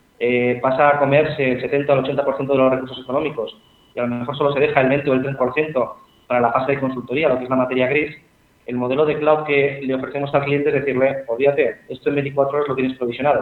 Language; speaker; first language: Spanish; native; Spanish